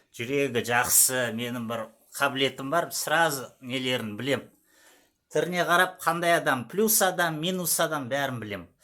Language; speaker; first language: Kazakh; non-native, local second language; Russian